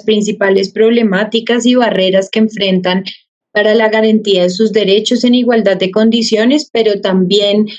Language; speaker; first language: Spanish; native; Spanish